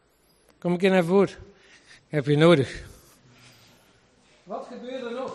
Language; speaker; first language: Dutch; native; Dutch